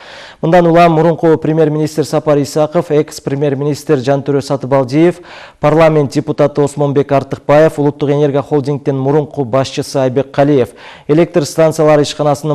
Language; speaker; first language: Kyrgyz; native; Kyrgyz